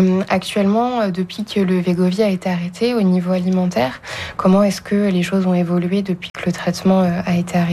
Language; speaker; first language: French; native; French